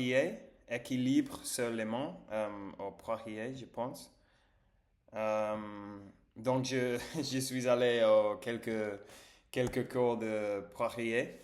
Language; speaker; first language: French; non-native, learner; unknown